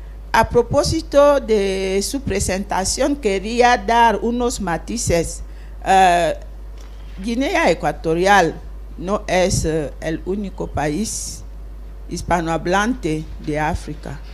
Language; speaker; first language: Spanish; non-native, fluent; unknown